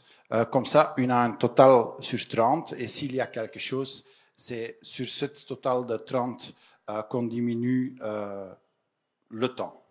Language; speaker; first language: French; non-native, fluent; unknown